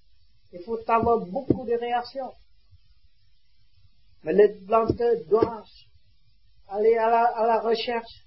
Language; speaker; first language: French; non-native, learner; Vietnamese